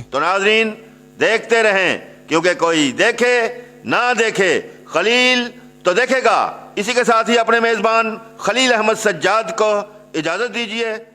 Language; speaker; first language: Urdu; non-native, local second language; Punjabi